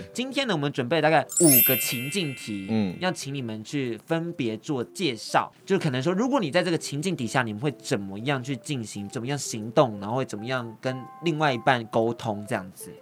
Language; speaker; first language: Chinese; native; Chinese